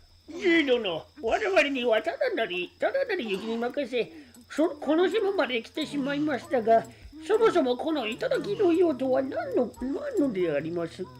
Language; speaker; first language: Japanese; native; Japanese